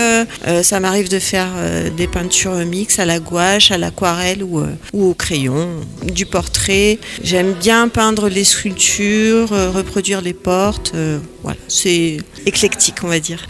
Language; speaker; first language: French; native; French